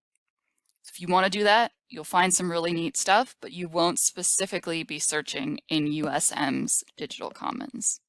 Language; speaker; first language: English; native; English